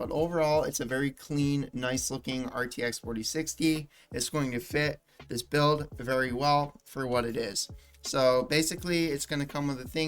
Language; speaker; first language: English; native; English